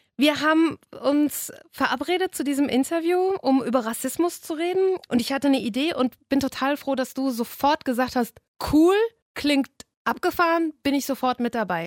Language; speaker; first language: German; native; German